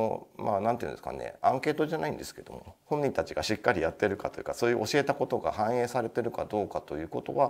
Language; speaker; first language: Japanese; native; Japanese